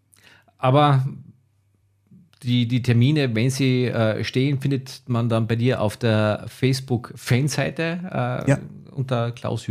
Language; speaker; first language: German; native; German